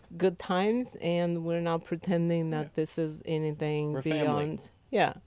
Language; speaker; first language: English; non-native, fluent; Lithuanian